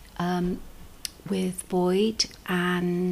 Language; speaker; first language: English; native; English